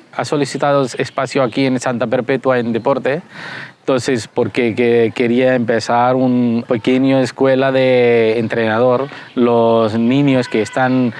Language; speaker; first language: Spanish; non-native, fluent; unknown